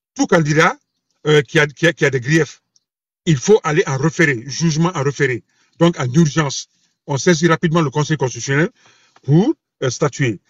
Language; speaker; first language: French; non-native, local second language; Bambara